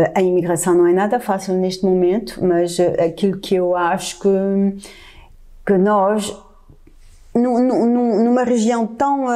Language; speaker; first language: Portuguese; non-native, fluent; French